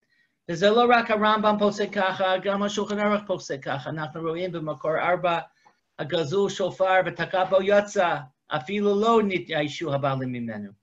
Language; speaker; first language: Hebrew; non-native, fluent; English